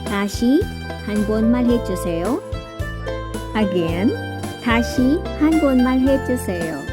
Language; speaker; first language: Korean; non-native, learner; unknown